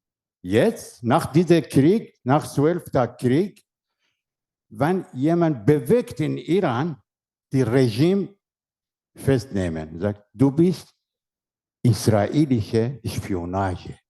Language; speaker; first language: German; non-native, learner; Persian